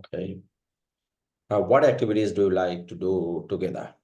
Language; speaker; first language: English; non-native, fluent; Bangla